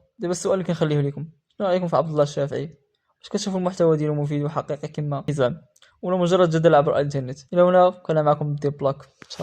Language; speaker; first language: Arabic; native; Arabic